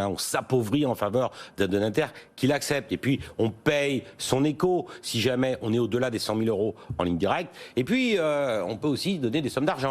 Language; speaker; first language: French; native; French